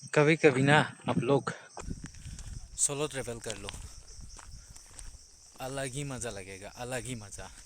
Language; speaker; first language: Hindi; non-native, local second language; Assamese